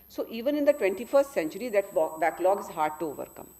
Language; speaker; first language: Hindi; native; Hindi